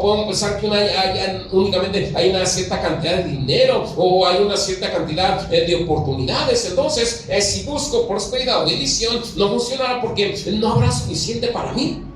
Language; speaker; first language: Spanish; native; Spanish